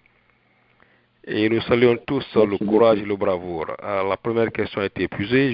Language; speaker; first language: French; non-native, local second language; Susu